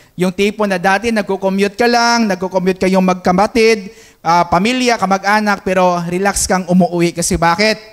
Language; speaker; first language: Filipino; non-native, local second language; Hiligaynon